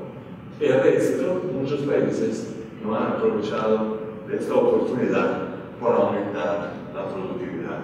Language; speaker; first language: Spanish; non-native, fluent; Italian